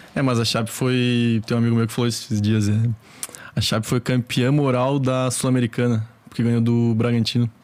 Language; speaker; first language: Portuguese; native; Portuguese